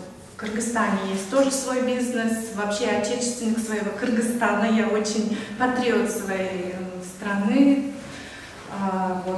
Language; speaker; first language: Russian; non-native, local second language; Kyrgyz